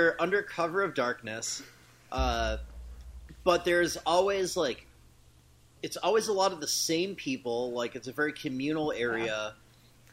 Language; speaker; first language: English; native; English